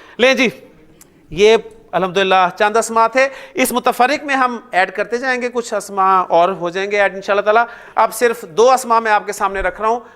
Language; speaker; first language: Urdu; native; Urdu